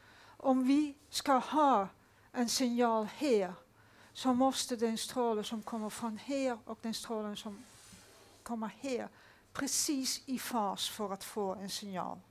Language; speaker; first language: Swedish; non-native, fluent; Dutch